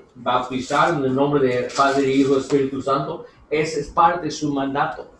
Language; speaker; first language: Spanish; non-native, learner; English